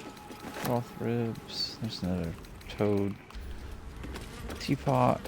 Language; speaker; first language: English; native; English